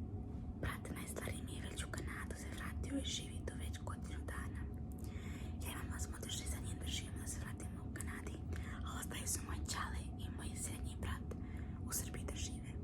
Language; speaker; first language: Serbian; early bilingual, heritage; Serbian